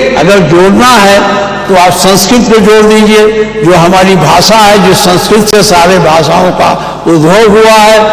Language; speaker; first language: Hindi; native; Hindi